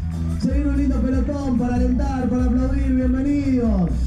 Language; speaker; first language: Spanish; native; Spanish